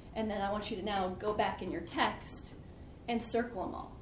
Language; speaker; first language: English; native; English